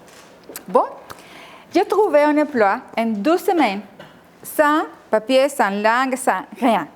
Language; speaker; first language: French; non-native, fluent; Spanish